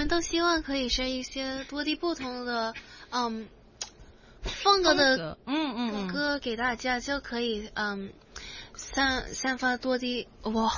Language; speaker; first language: Chinese; non-native, local second language; Cantonese